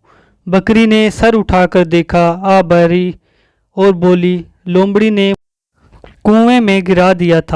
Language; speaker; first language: Urdu; native; Urdu